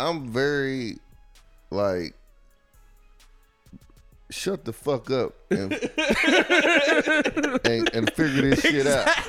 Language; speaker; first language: English; native; English